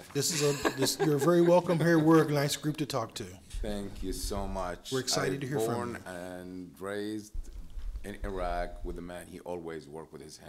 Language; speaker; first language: English; non-native, fluent; Arabic